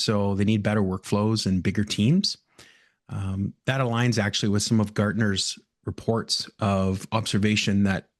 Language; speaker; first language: English; native; English